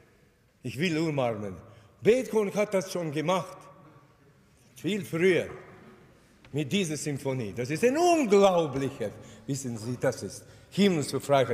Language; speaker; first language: German; non-native, fluent; Latvian